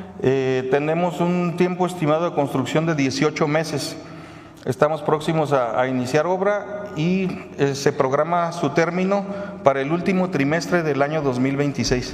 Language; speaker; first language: Spanish; native; Spanish